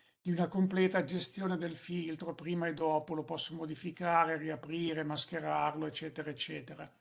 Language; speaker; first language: Italian; native; Italian